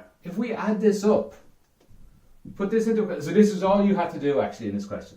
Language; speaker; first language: English; native; English